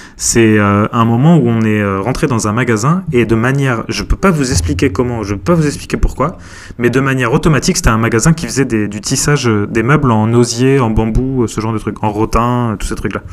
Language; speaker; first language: French; native; French